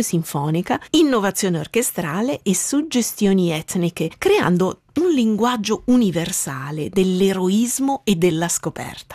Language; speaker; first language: Italian; native; Italian